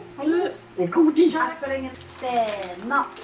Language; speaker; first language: Swedish; non-native, learner; Japanese